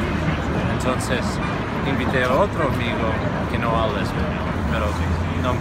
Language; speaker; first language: Spanish; non-native, fluent; English